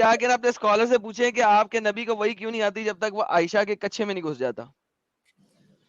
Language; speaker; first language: Hindi; native; Hindi